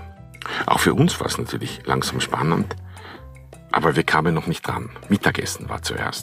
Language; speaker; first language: German; native; German